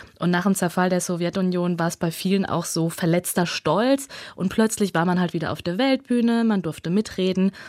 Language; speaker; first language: German; early bilingual, other home language; Russian